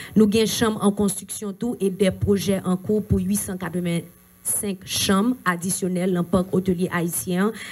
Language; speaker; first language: French; non-native, local second language; Haitian Creole